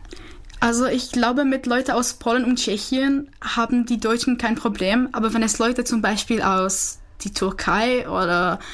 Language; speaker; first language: German; non-native, fluent; Czech